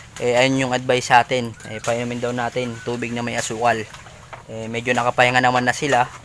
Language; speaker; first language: Filipino; native; Filipino